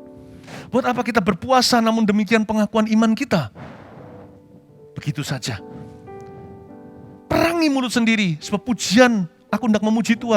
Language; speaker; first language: Indonesian; native; Indonesian